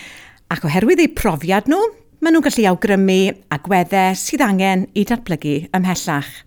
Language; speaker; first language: Welsh; native; Welsh